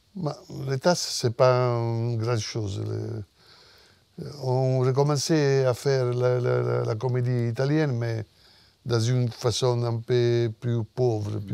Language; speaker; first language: French; non-native, fluent; Italian